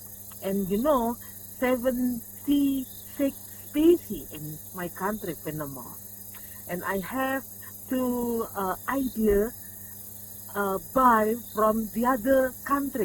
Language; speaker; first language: English; non-native, learner; Indonesian